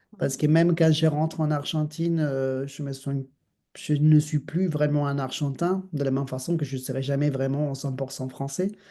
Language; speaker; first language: French; non-native, fluent; Spanish